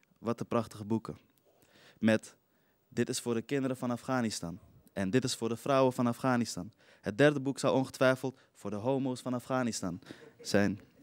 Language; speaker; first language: Dutch; early bilingual, other home language; Persian